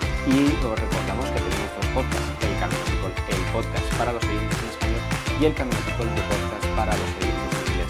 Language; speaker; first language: Spanish; native; Spanish